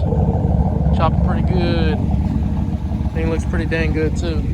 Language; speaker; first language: English; native; English